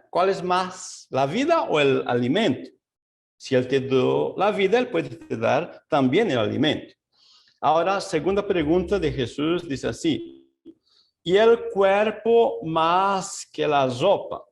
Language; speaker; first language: Spanish; non-native, fluent; Portuguese